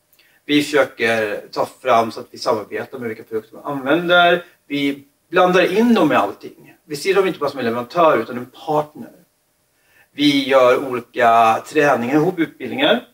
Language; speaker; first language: Swedish; native; Swedish